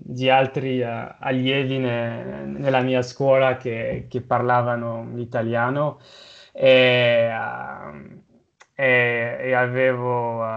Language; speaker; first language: Italian; non-native, local second language; French